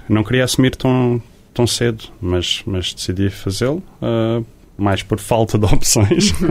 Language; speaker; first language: Portuguese; early bilingual, heritage; Portuguese